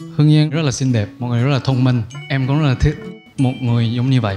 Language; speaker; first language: Vietnamese; non-native, fluent; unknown